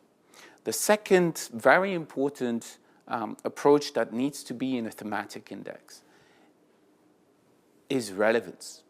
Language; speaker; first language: English; non-native, fluent; French